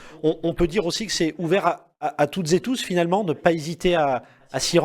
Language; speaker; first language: French; native; French